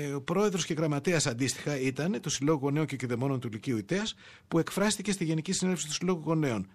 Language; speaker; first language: Greek; native; Greek